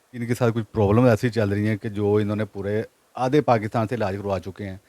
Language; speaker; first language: Hindi; non-native, local second language; Punjabi